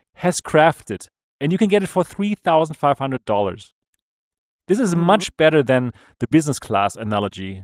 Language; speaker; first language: English; non-native, fluent; German